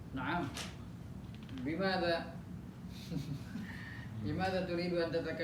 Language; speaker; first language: Arabic; non-native, fluent; Indonesian